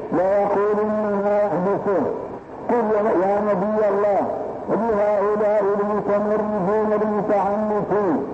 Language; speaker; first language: Arabic; native; Arabic